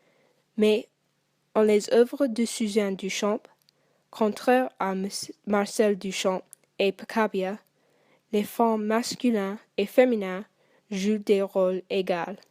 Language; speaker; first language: French; non-native, learner; English